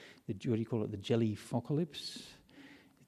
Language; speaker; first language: English; native; English